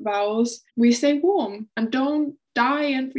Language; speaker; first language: English; non-native, fluent; Finnish